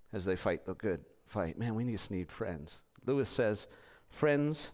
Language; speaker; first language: English; native; English